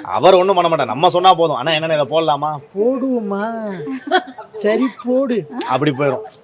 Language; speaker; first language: Tamil; native; Tamil